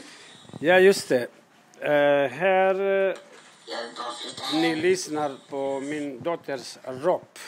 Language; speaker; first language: Swedish; non-native, learner; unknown